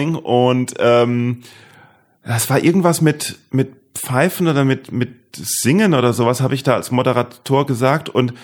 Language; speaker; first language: German; native; German